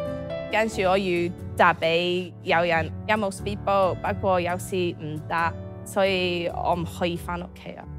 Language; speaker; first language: Cantonese; non-native, learner; English